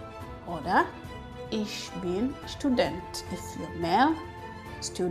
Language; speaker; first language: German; non-native, fluent; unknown